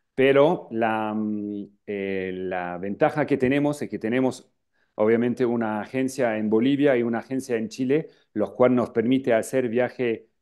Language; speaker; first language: Spanish; non-native, fluent; French